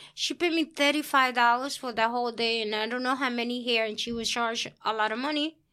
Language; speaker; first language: English; early bilingual, other home language; Spanish